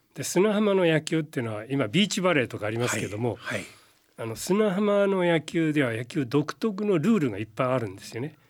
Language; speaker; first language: Japanese; native; Japanese